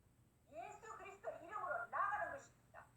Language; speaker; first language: Korean; native; Korean